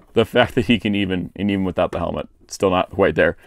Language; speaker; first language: English; native; English